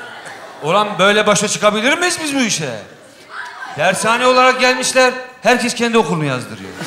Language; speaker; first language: Turkish; native; Turkish